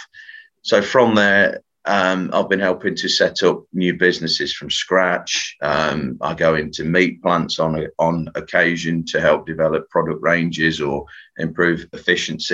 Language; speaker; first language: English; native; English